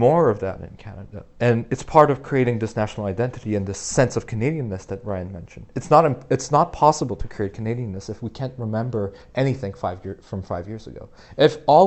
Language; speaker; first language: English; native; English